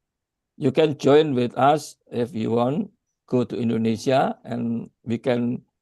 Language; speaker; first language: English; non-native, learner; Indonesian